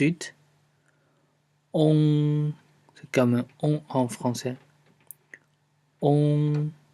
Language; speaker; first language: French; non-native, fluent; Chinese